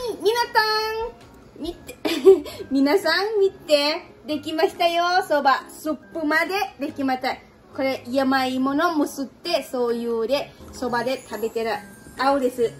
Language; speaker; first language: Japanese; non-native, learner; Lao